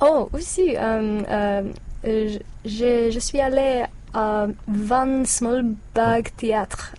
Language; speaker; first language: French; non-native, learner; English